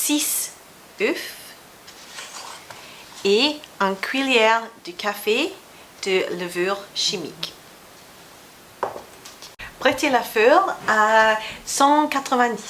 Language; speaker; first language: French; non-native, learner; English